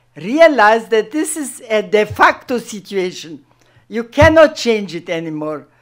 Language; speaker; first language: English; non-native, fluent; German